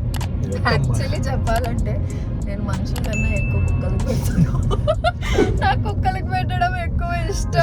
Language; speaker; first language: Telugu; native; Telugu